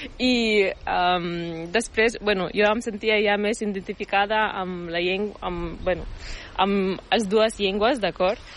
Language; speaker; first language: Catalan; non-native, fluent; Ukrainian